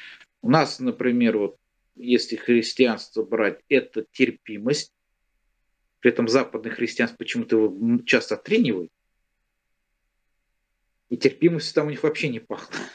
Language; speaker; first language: Russian; native; Russian